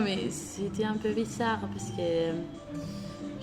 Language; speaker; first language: French; non-native, learner; Spanish